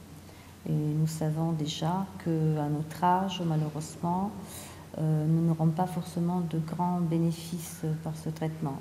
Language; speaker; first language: French; non-native, fluent; Italian